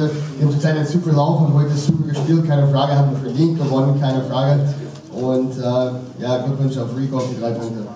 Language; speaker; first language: German; non-native, fluent; English